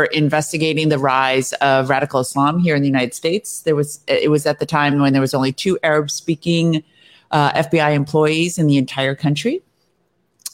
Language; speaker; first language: English; native; English